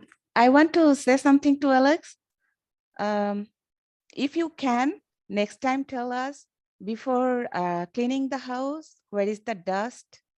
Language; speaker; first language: English; non-native, learner; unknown